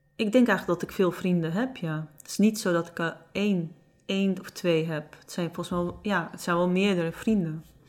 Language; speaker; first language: Dutch; non-native, local second language; Western Frisian